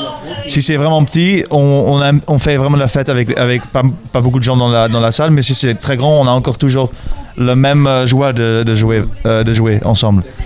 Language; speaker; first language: French; non-native, fluent; Dutch